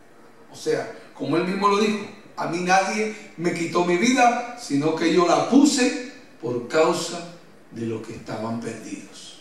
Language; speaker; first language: Spanish; native; Spanish